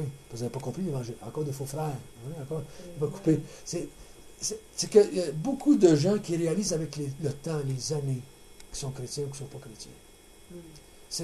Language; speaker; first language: French; native; French